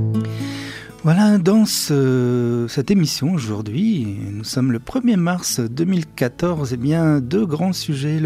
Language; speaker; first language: French; native; French